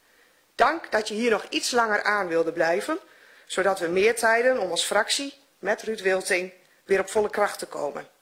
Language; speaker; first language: Dutch; native; Dutch